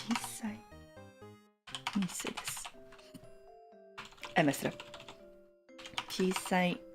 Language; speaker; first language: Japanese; non-native, learner; English